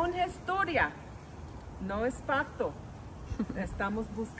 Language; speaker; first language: Spanish; non-native, learner; English